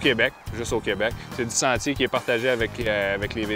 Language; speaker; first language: French; native; French